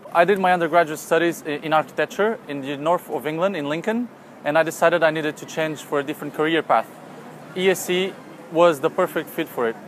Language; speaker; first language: English; non-native, fluent; Portuguese